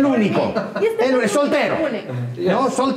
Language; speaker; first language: Italian; non-native, learner; Romanian